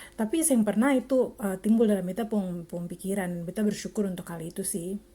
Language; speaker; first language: Indonesian; native; Indonesian